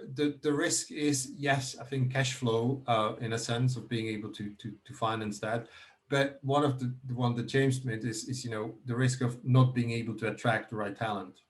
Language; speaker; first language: English; non-native, fluent; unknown